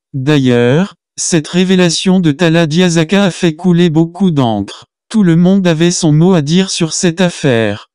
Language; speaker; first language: French; non-native, local second language; Wolof